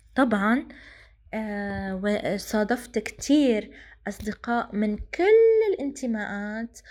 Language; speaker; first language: Arabic; native; Arabic